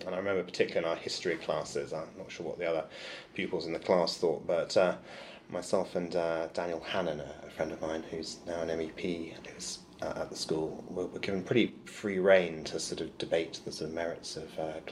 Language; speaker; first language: English; native; English